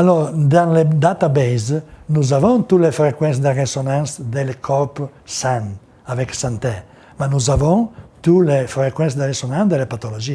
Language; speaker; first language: French; non-native, learner; Italian